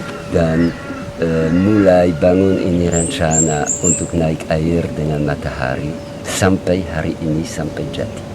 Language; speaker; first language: Indonesian; non-native, learner; French